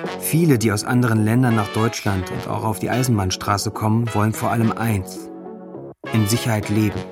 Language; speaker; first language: German; native; German